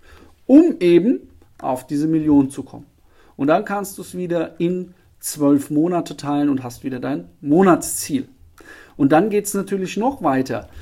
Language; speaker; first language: German; native; German